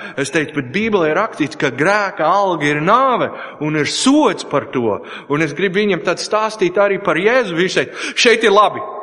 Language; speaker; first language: Latvian; non-native, learner; English